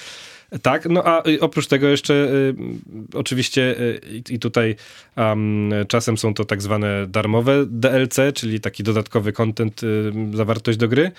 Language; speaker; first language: Polish; native; Polish